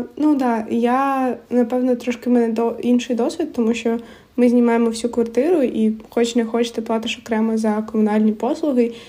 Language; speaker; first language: Ukrainian; non-native, local second language; Russian